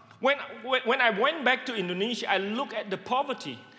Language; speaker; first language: English; non-native, fluent; Indonesian